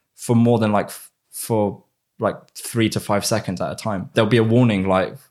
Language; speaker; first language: English; native; English